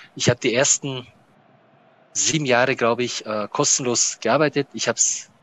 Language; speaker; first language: German; non-native, fluent; Japanese